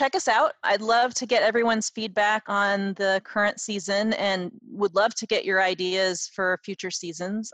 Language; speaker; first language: English; native; English